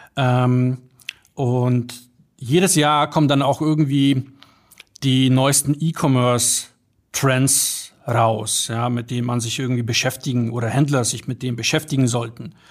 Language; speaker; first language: German; early bilingual, other home language; Polish